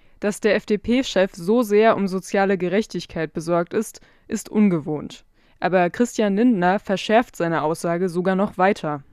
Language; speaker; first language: German; native; German